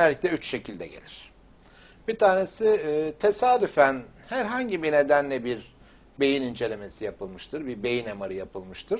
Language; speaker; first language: Turkish; native; Turkish